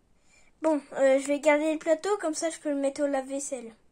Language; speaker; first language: French; native; French